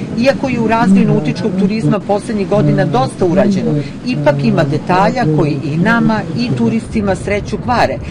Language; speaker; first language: Serbian; native; Serbian